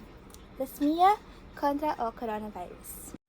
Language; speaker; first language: Spanish; non-native, learner; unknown